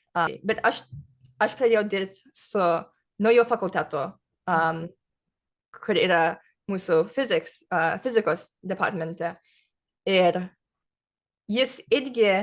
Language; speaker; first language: Lithuanian; early bilingual, heritage; English